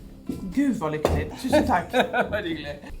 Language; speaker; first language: Swedish; native; Swedish